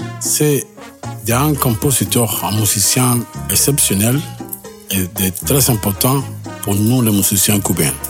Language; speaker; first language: French; non-native, fluent; Spanish